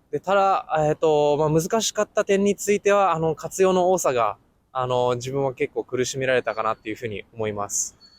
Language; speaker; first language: Japanese; native; Japanese